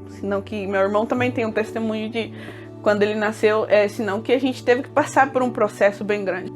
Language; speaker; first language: Portuguese; early bilingual, heritage; Portuguese